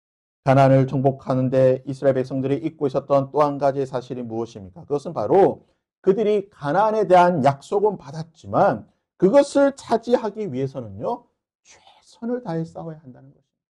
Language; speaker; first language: Korean; native; Korean